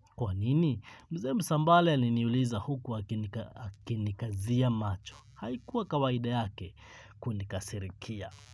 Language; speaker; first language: Swahili; non-native, local second language; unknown